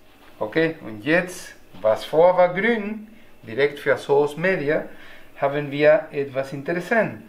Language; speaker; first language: German; non-native, learner; Spanish